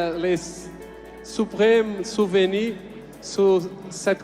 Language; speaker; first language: French; non-native, learner; Portuguese